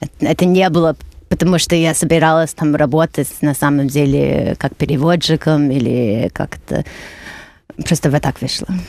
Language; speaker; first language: Russian; early bilingual, heritage; English